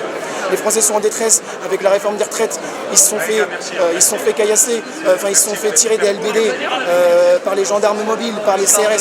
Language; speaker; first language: French; native; French